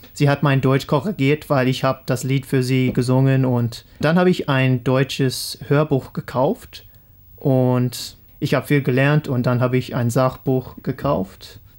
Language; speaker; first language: German; non-native, fluent; English